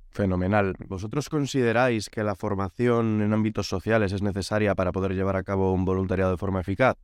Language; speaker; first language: Spanish; native; Spanish